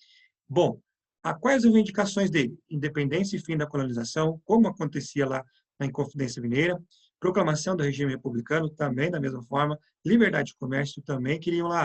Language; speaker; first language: Portuguese; native; Portuguese